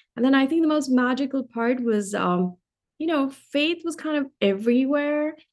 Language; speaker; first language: English; non-native, local second language; Hindi